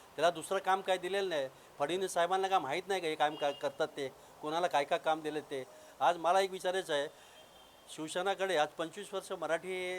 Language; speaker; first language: Marathi; non-native, local second language; Urdu